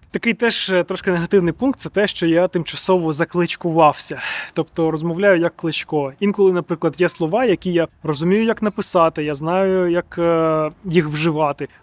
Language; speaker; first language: Ukrainian; non-native, local second language; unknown